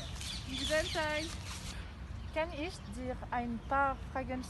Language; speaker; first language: German; non-native, learner; French